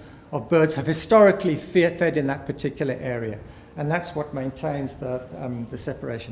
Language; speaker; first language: English; native; English